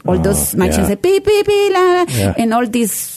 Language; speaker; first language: English; non-native, learner; Spanish